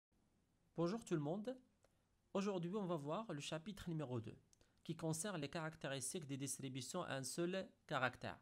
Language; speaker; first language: French; non-native, local second language; Arabic